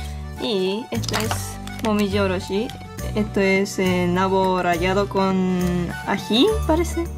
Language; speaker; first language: Spanish; non-native, fluent; Japanese